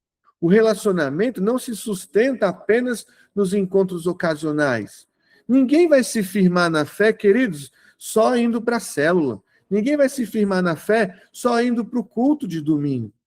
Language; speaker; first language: Portuguese; native; Portuguese